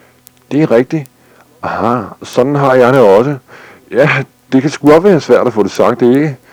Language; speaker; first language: Danish; native; Danish